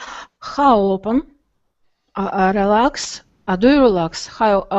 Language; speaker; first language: English; non-native, learner; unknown